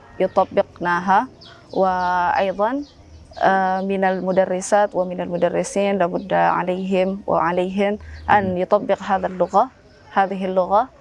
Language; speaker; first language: Arabic; non-native, fluent; Indonesian